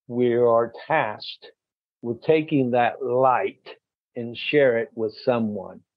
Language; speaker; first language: English; non-native, fluent; Spanish